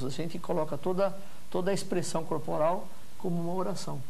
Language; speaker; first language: Portuguese; native; Portuguese